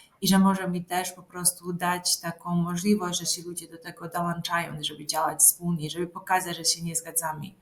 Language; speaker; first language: Polish; non-native, fluent; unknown